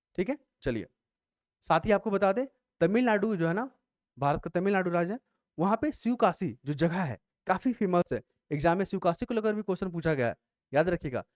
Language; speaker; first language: Hindi; native; Hindi